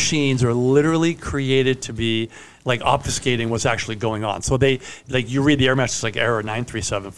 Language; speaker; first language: English; non-native, fluent; Italian